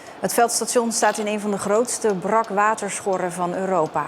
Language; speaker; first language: Dutch; native; Dutch